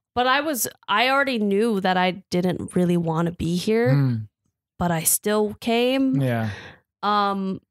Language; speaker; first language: English; native; English